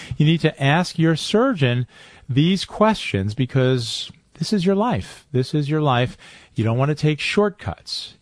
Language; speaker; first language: English; native; English